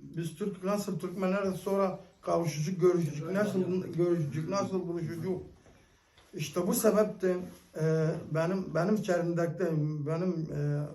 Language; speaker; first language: Turkish; early bilingual, heritage; Arabic